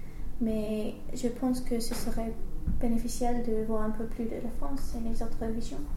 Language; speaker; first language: French; non-native, learner; English